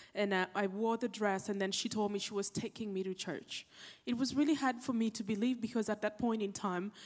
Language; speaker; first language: English; non-native, local second language; Acoli